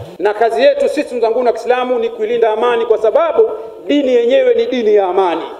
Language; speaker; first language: Swahili; native; Swahili